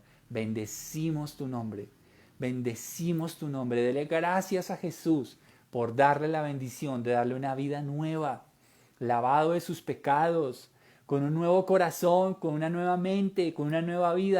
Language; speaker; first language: Spanish; native; Spanish